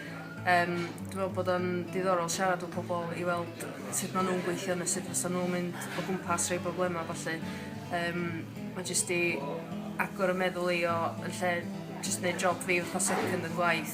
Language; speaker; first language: Welsh; native; Welsh